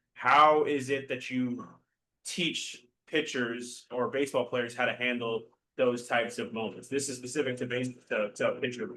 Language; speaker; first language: English; native; English